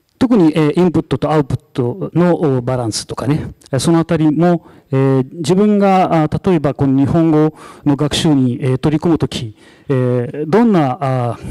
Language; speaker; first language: Japanese; non-native, fluent; Arabic